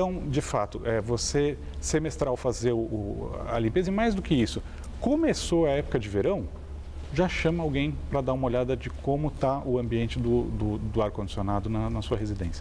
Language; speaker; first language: Portuguese; native; Portuguese